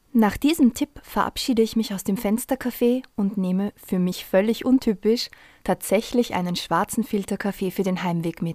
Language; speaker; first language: German; native; German